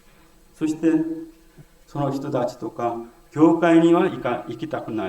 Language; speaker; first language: Japanese; non-native, fluent; Korean